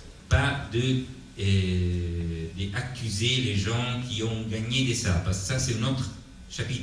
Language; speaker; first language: French; non-native, fluent; Italian